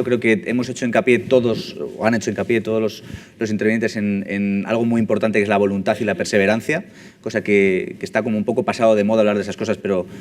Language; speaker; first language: Spanish; native; Spanish